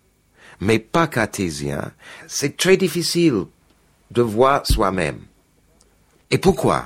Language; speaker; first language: French; non-native, fluent; English